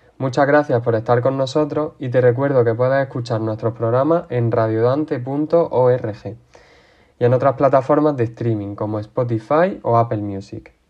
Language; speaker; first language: Spanish; native; Spanish